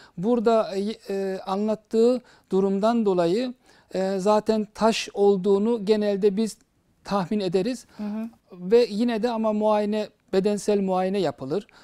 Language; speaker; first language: Turkish; early bilingual, heritage; Turkish